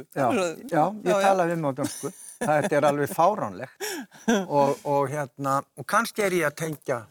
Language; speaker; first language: Icelandic; native; Icelandic